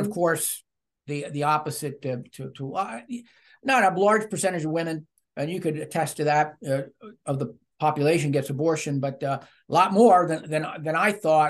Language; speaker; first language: English; native; English